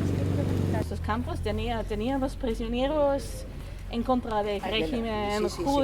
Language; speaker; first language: Spanish; non-native, learner; German